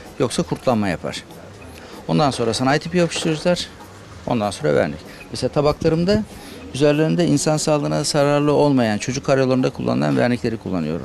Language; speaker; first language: Turkish; native; Turkish